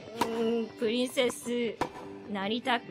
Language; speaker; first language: Japanese; non-native, learner; English